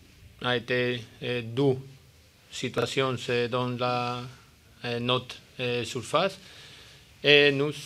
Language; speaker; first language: French; non-native, learner; Spanish